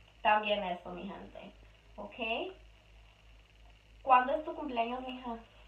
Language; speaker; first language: Spanish; early bilingual, other home language; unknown